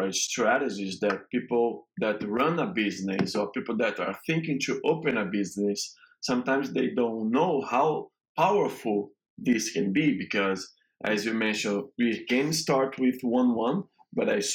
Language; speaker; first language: English; non-native, learner; Portuguese